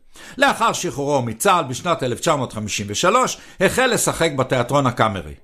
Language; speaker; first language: Hebrew; native; Hebrew